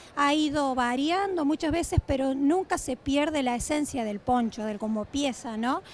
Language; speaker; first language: Spanish; native; Spanish